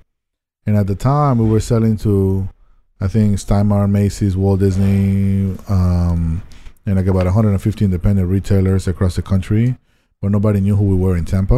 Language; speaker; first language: English; non-native, fluent; Spanish